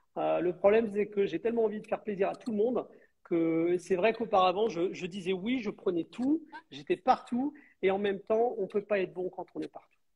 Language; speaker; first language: French; native; French